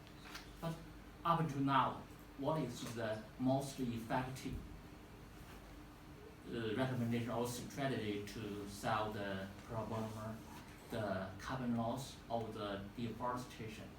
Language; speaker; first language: English; non-native, fluent; Chinese